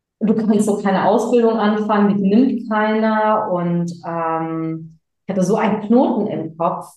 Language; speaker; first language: German; early bilingual, other home language; Tamil